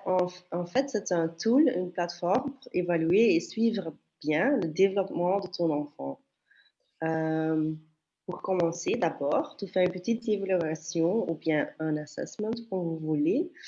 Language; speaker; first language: French; non-native, local second language; Dutch